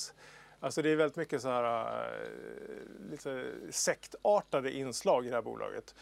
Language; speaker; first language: Swedish; native; Swedish